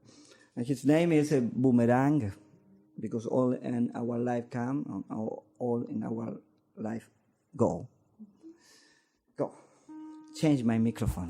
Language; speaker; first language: English; non-native, learner; Spanish